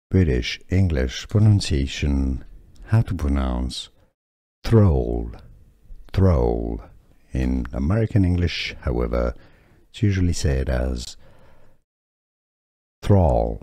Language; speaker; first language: English; non-native, fluent; French